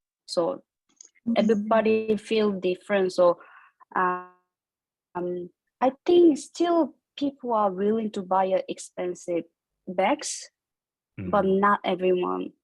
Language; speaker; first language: English; non-native, learner; Korean